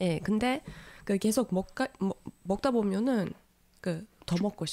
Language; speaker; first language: Korean; non-native, fluent; Turkish